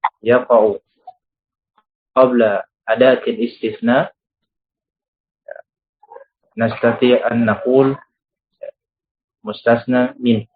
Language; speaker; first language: Arabic; non-native, fluent; Indonesian